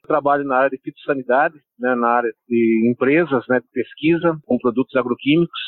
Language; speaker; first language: Portuguese; native; Portuguese